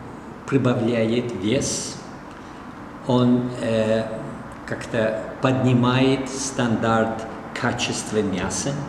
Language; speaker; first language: Russian; non-native, fluent; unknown